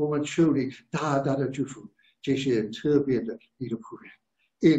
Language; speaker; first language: Chinese; non-native, fluent; English